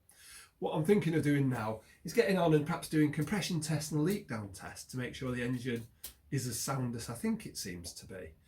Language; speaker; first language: English; native; English